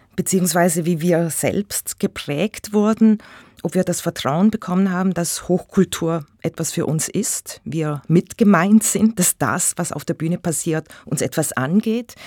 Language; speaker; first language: German; native; German